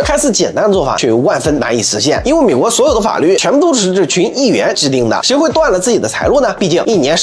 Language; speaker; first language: Chinese; native; Chinese